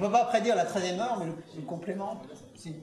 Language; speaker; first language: French; native; French